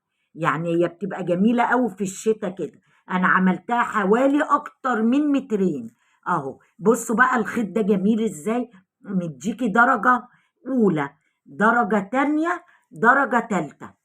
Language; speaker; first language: Arabic; native; Arabic